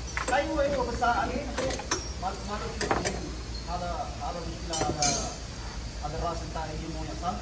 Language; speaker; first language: Arabic; non-native, learner; Filipino